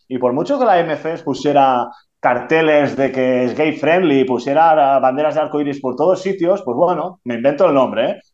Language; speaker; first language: Spanish; non-native, local second language; Catalan